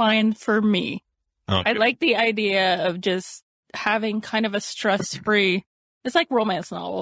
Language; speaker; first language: English; native; English